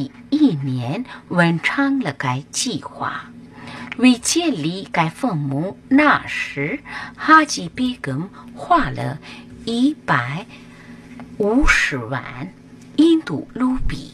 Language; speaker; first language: Chinese; non-native, fluent; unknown